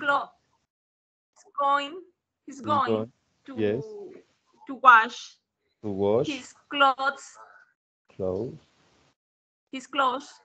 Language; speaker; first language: English; non-native, learner; Spanish